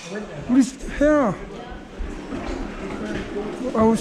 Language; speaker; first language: Korean; native; Korean